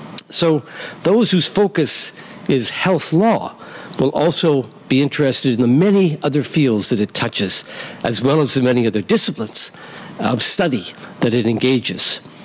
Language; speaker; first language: English; native; English